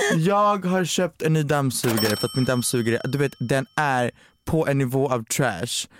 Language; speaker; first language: Swedish; native; Swedish